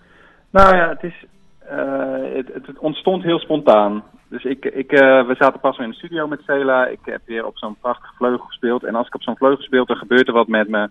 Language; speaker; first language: Dutch; native; Dutch